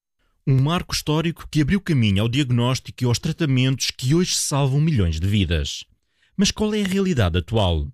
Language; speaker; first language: Portuguese; native; Portuguese